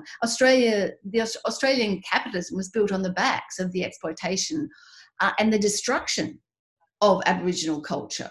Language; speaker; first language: English; native; English